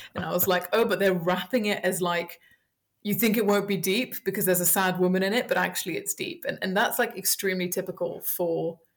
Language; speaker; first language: English; early bilingual, heritage; French